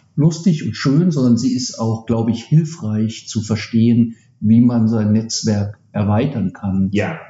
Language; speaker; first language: German; non-native, fluent; English